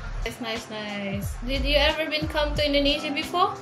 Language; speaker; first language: English; non-native, learner; Indonesian